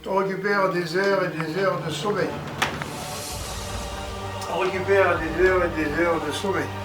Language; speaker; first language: French; native; French